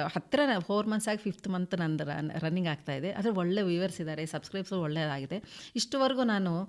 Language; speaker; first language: Kannada; non-native, local second language; Telugu